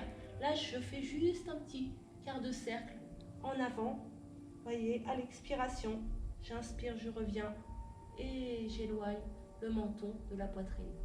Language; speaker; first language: French; native; French